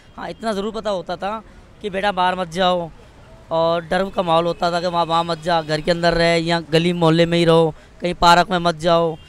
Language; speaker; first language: Urdu; non-native, local second language; Sindhi